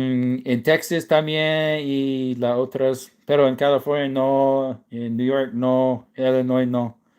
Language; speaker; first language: Spanish; non-native, learner; English